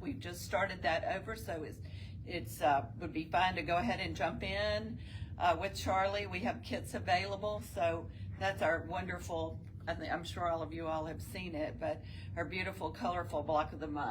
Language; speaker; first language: English; native; English